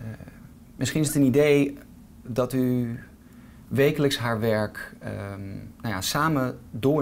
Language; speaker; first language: Dutch; native; Dutch